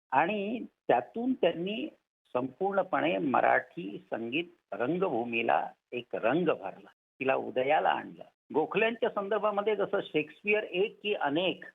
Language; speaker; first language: Marathi; native; Marathi